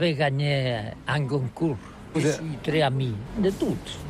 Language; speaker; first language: French; non-native, learner; Catalan